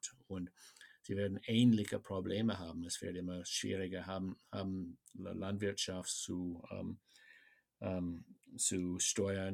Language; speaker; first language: German; non-native, fluent; English